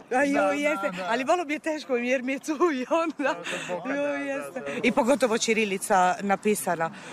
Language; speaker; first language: Serbian; non-native, fluent; Italian